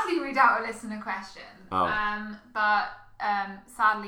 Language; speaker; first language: English; native; English